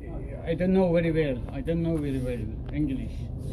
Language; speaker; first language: English; non-native, learner; Persian